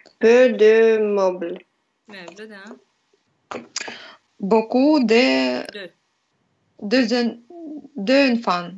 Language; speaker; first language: French; non-native, learner; Russian